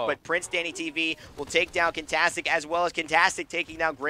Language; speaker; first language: English; native; English